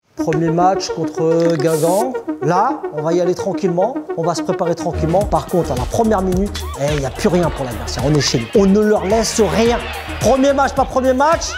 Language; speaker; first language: French; native; French